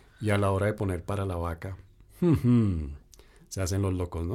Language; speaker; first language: Spanish; native; Spanish